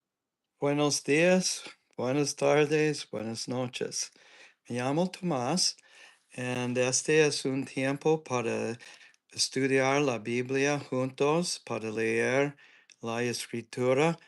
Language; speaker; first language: Spanish; non-native, learner; English